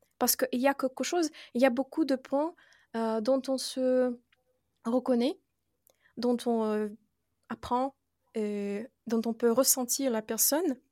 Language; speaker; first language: French; non-native, fluent; Russian